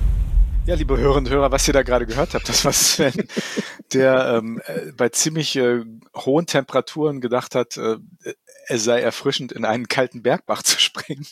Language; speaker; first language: German; native; German